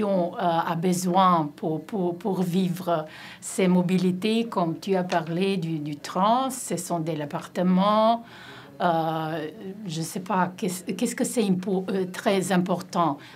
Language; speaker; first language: French; non-native, learner; Slovenian